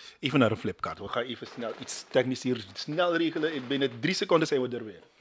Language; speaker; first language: Dutch; native; Dutch